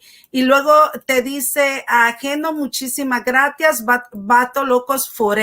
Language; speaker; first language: Spanish; native; Spanish